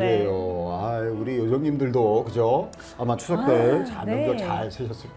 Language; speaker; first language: Korean; native; Korean